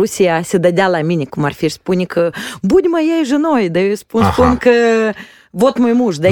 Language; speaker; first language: Romanian; native; Romanian